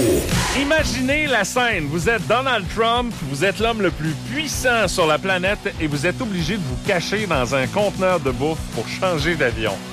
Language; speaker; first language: French; native; French